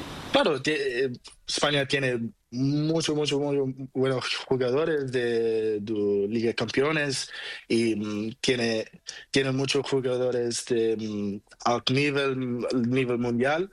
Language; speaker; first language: Spanish; non-native, learner; Portuguese